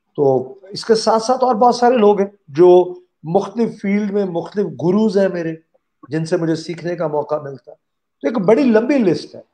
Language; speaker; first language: Urdu; non-native, local second language; Punjabi